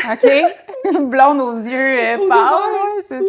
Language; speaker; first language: French; native; French